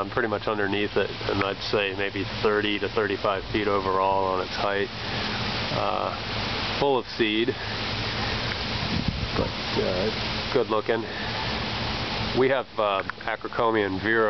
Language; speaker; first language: English; native; English